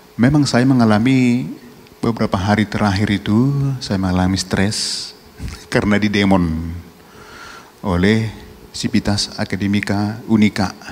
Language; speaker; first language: Indonesian; non-native, local second language; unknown